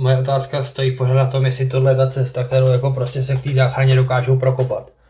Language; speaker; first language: Czech; native; Czech